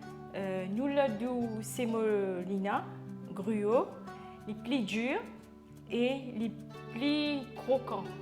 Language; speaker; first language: French; non-native, local second language; Morisyen